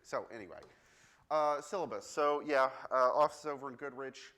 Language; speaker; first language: English; native; English